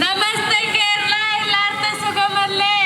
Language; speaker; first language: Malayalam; non-native, learner; Hindi